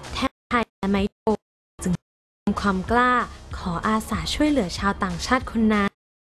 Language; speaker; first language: Thai; native; Thai